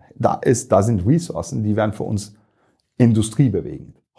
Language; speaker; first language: German; non-native, fluent; Turkish